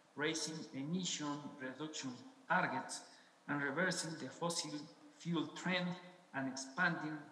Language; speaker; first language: English; non-native, fluent; Spanish